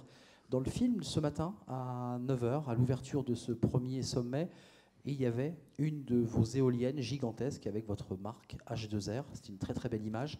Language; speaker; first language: French; native; French